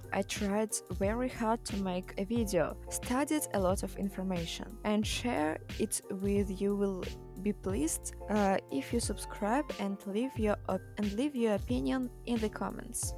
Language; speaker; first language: English; non-native, learner; Russian